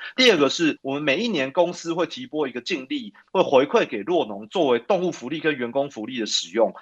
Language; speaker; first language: Chinese; native; Chinese